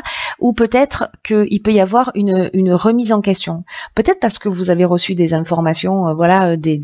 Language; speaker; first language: French; native; French